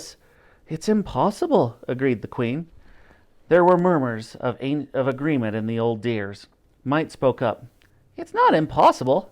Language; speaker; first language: English; native; English